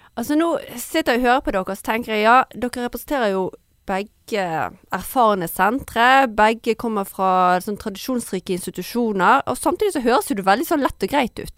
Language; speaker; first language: Norwegian; native; Norwegian